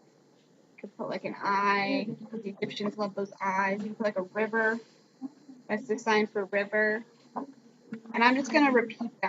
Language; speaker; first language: English; native; English